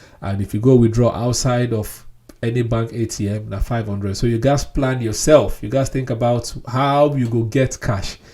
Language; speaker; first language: Nigerian Pidgin; non-native, local second language; Yoruba